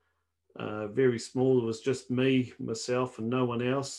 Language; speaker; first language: English; native; English